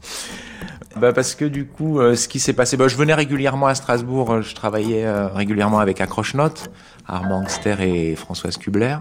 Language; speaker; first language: French; native; French